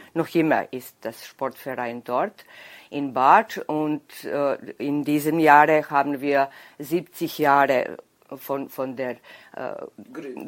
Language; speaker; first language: German; non-native, local second language; Serbian